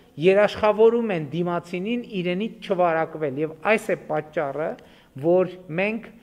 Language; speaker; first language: Armenian; native; Armenian